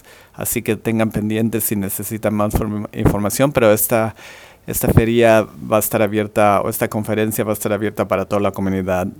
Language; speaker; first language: Spanish; early bilingual, heritage; Spanish